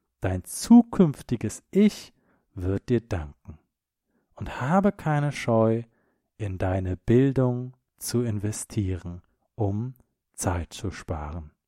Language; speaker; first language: German; native; German